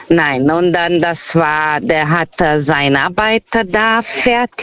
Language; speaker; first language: German; non-native, fluent; Portuguese